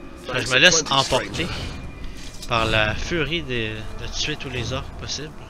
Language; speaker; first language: French; native; French